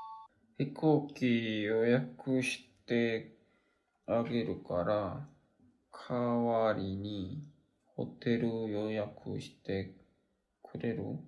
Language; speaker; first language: Japanese; non-native, learner; Korean